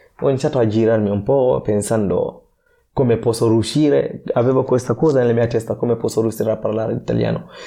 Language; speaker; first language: Italian; non-native, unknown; Fula